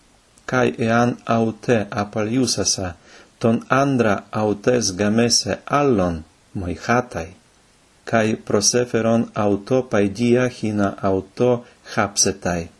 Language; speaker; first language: Greek; non-native, fluent; Ukrainian